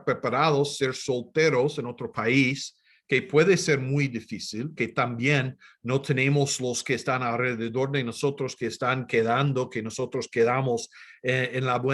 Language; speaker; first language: Spanish; non-native, fluent; English